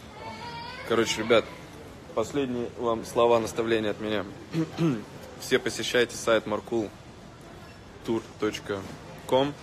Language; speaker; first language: Russian; native; Russian